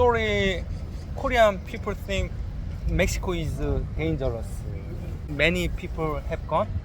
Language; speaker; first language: English; non-native, learner; Korean